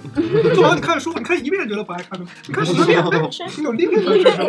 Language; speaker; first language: Chinese; native; Chinese